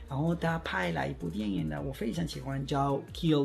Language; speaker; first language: Chinese; non-native, fluent; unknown